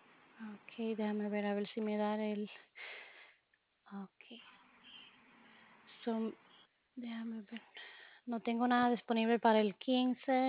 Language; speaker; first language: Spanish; early bilingual, other home language; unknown